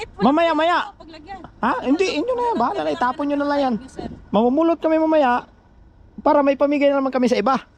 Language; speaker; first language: Filipino; native; Filipino